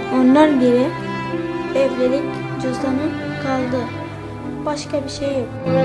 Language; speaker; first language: Turkish; early bilingual, other home language; Arabic